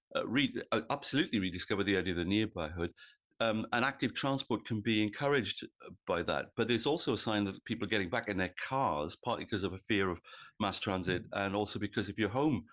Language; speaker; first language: English; native; English